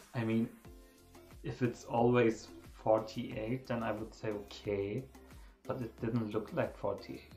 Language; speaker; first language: English; non-native, fluent; German